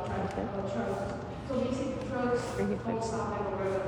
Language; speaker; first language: English; non-native, local second language; Spanish